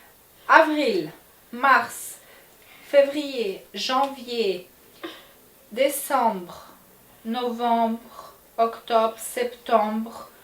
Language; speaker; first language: French; native; French